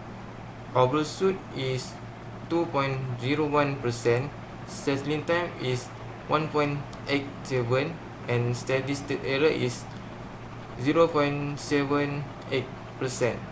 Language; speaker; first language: English; non-native, learner; Malay